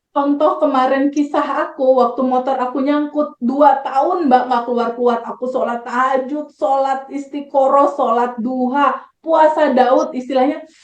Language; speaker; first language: Indonesian; native; Indonesian